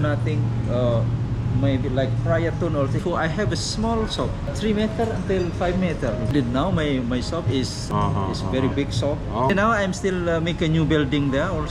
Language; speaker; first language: English; non-native, learner; Indonesian